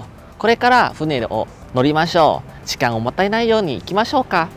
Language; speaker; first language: Japanese; non-native, learner; Thai